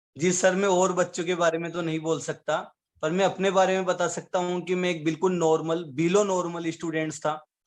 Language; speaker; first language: Hindi; native; Hindi